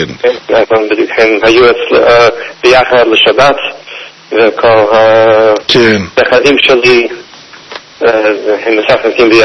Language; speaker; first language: Hebrew; non-native, fluent; English